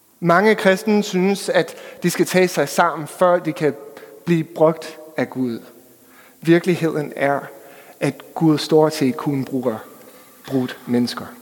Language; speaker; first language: Danish; non-native, fluent; English